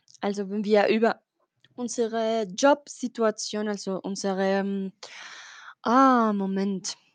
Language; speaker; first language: German; non-native, fluent; Spanish